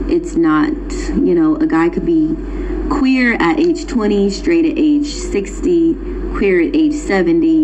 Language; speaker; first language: English; native; English